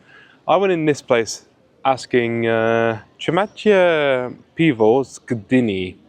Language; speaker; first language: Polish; non-native, learner; English